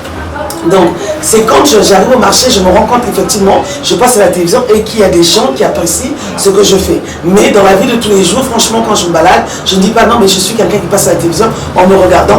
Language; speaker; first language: French; early bilingual, other home language; Lingala